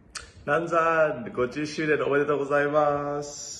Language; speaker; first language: Japanese; non-native, fluent; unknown